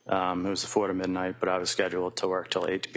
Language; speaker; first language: English; native; English